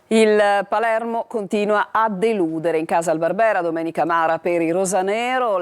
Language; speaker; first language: Italian; native; Italian